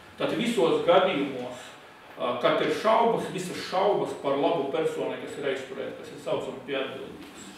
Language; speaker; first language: Latvian; native; Latvian